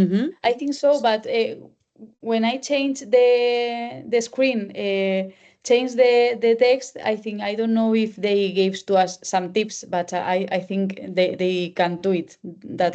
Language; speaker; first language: English; non-native, learner; Spanish